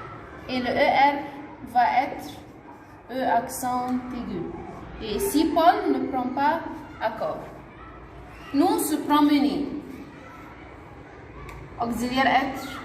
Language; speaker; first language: French; non-native, fluent; Arabic